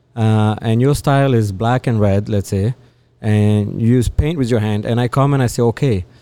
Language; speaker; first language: English; non-native, fluent; French